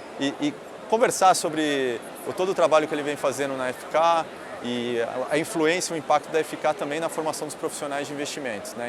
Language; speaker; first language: Portuguese; native; Portuguese